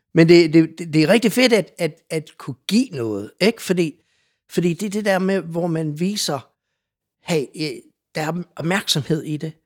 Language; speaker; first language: Danish; non-native, fluent; English